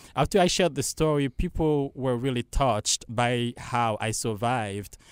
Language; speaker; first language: English; non-native, fluent; Haitian Creole